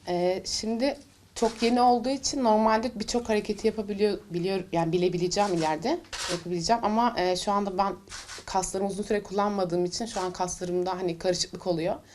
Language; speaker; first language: Turkish; native; Turkish